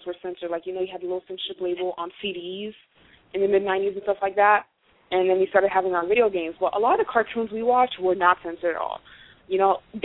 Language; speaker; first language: English; non-native, fluent; Haitian Creole